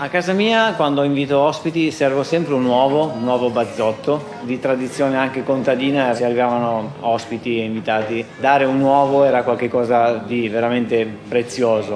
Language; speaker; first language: Italian; native; Italian